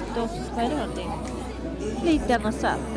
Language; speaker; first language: Swedish; non-native, learner; Japanese